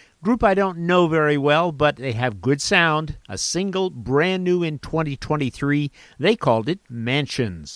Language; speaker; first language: English; native; English